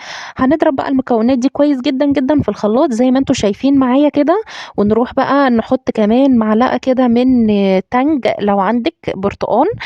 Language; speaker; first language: Arabic; native; Arabic